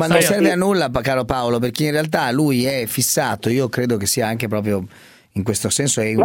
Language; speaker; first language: Italian; native; Italian